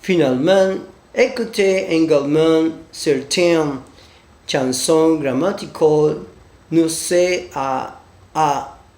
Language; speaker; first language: French; non-native, learner; Spanish